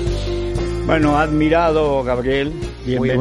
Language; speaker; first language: Spanish; native; Spanish